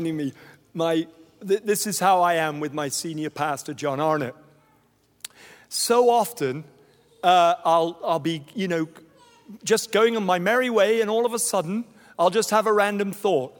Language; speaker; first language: English; native; English